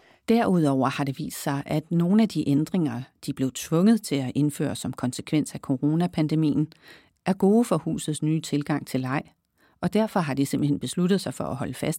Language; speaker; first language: Danish; native; Danish